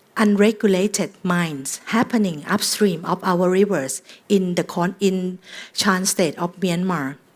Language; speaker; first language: English; non-native, fluent; Thai